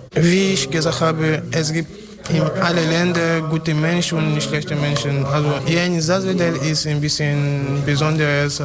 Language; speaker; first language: German; non-native, learner; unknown